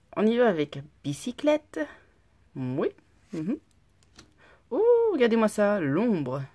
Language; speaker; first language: French; native; French